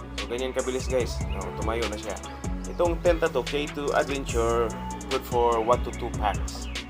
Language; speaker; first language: Filipino; non-native, local second language; Cebuano